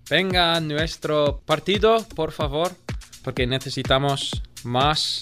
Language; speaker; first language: Spanish; non-native, learner; English